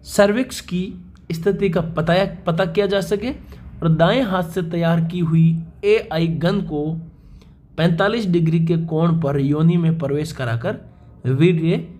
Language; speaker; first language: Hindi; native; Hindi